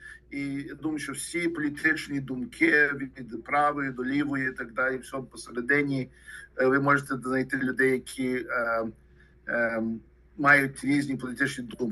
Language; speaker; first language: Ukrainian; early bilingual, heritage; Ukrainian